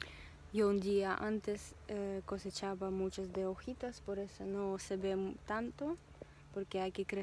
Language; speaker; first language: Spanish; non-native, learner; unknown